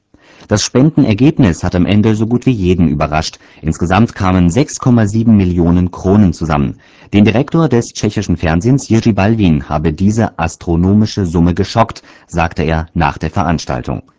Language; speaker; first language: German; native; German